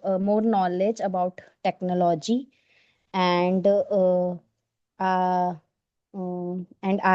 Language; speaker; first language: English; non-native, learner; Hindi